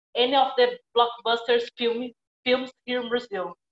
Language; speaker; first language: English; non-native, fluent; Portuguese